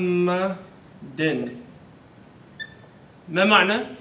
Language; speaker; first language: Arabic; non-native, fluent; English